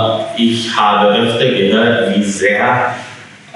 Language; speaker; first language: German; non-native, fluent; English